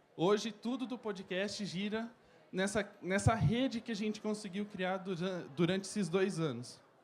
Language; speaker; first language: Portuguese; native; Portuguese